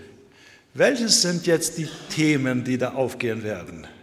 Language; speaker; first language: German; non-native, fluent; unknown